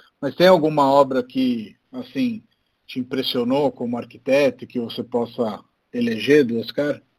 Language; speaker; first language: Portuguese; native; Portuguese